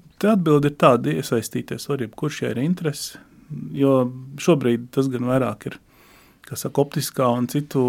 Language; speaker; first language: Latvian; native; Latvian